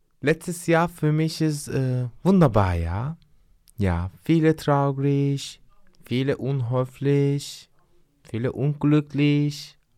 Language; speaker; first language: German; non-native, learner; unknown